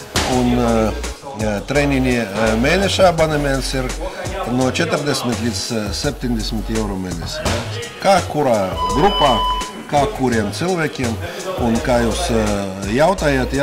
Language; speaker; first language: Latvian; non-native, local second language; Russian